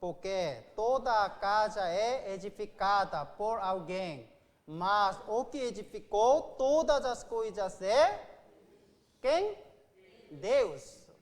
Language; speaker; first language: Portuguese; non-native, fluent; Korean